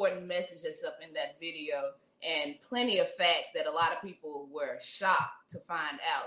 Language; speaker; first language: English; native; English